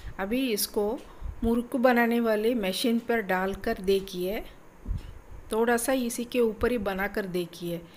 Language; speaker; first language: Hindi; non-native, local second language; Tamil